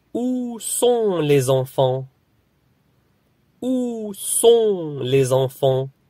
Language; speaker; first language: French; non-native, fluent; Arabic